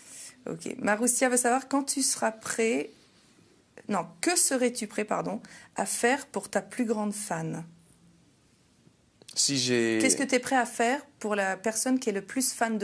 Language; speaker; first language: French; native; French